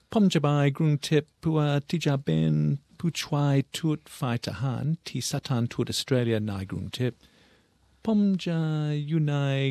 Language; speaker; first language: Thai; non-native, learner; English